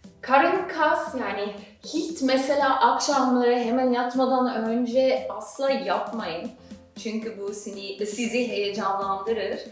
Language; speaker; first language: Turkish; non-native, fluent; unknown